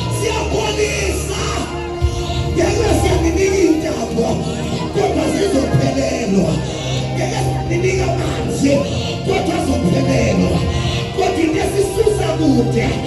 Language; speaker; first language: Zulu; non-native, local second language; Xhosa